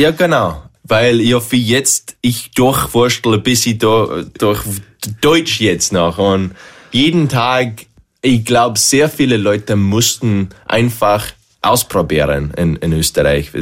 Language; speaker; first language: German; non-native, learner; English